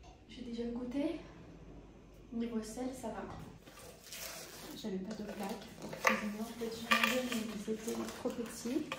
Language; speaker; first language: French; non-native, fluent; Armenian